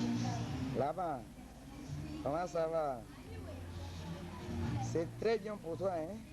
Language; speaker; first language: French; non-native, local second language; Swahili